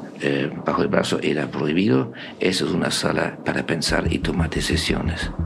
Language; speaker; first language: Spanish; non-native, fluent; German